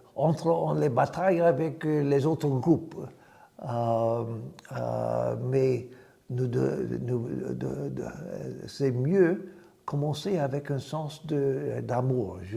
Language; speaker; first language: French; non-native, fluent; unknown